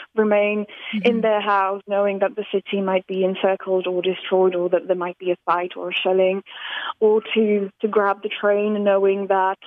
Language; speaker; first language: English; non-native, fluent; Slovak